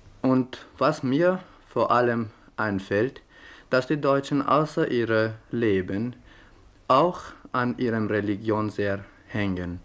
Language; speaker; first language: German; non-native, fluent; Persian